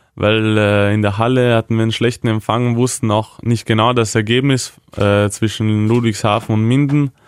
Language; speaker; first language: German; early bilingual, other home language; Croatian